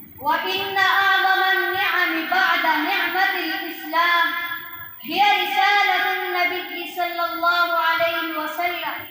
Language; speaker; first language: Arabic; non-native, learner; Urdu